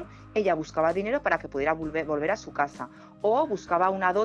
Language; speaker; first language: Spanish; native; Spanish